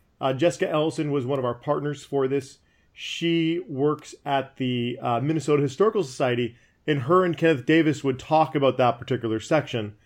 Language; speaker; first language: English; native; English